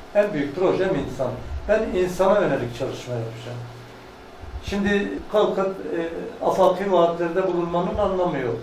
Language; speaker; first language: Turkish; native; Turkish